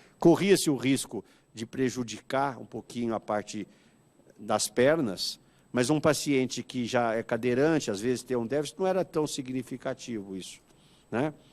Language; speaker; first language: Portuguese; native; Portuguese